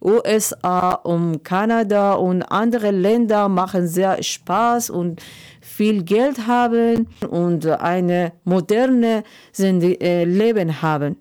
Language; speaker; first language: German; non-native, learner; Persian